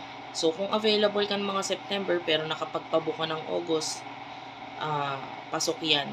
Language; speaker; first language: Filipino; native; Filipino